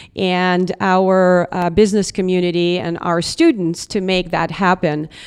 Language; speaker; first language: English; non-native, fluent; Russian